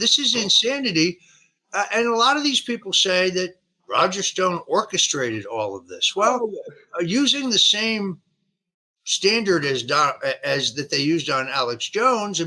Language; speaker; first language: English; native; English